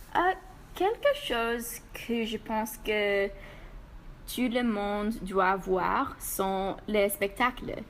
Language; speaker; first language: French; non-native, learner; English